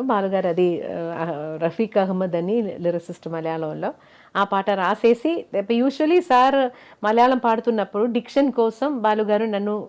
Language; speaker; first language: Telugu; non-native, fluent; Malayalam